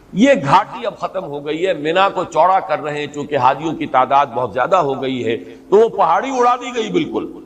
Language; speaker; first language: Urdu; native; Urdu